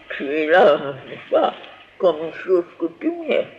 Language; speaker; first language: French; native; French